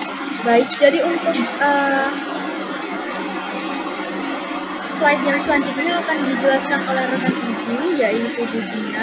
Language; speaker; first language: Indonesian; native; Indonesian